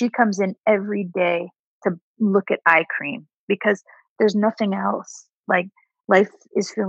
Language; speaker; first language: English; native; English